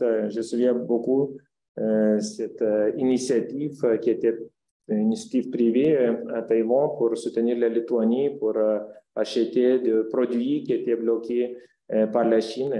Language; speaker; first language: French; non-native, fluent; Lithuanian